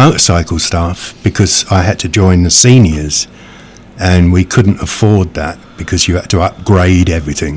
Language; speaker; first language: English; native; English